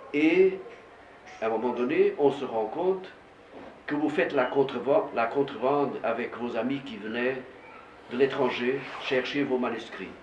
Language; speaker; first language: French; non-native, fluent; Portuguese